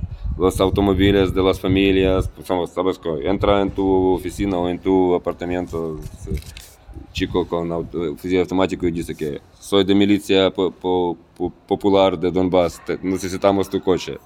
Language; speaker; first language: Spanish; non-native, fluent; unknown